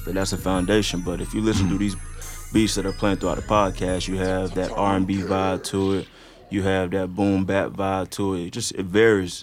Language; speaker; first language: English; native; English